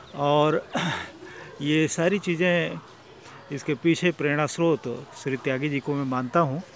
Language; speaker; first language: Hindi; native; Hindi